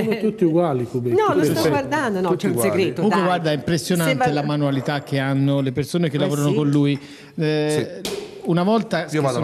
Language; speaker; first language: Italian; native; Italian